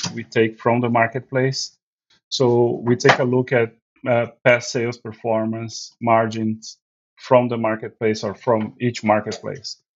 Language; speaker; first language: English; non-native, fluent; Portuguese